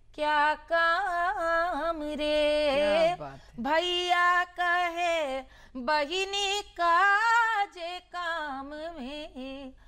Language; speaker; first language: Hindi; native; Hindi